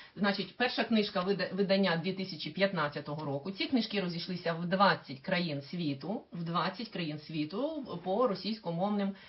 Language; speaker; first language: Ukrainian; native; Ukrainian